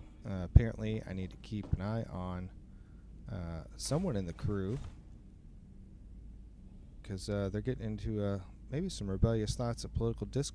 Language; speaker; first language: English; native; English